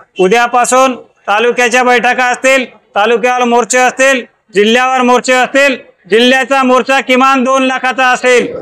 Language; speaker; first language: Marathi; non-native, local second language; Lambadi